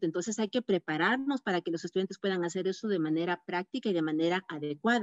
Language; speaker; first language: Spanish; native; Spanish